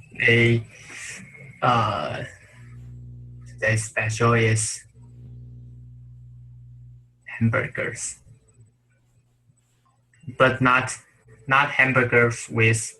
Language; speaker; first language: English; non-native, learner; Chinese